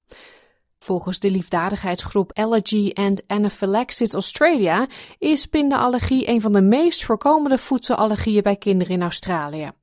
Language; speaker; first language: Dutch; native; Dutch